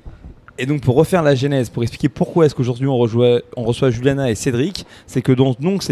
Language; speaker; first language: French; native; French